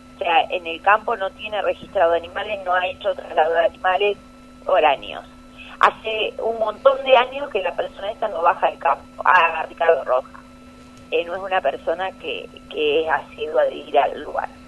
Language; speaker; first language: Spanish; native; Spanish